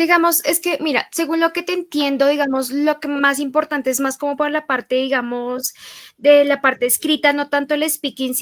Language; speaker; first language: Spanish; native; Spanish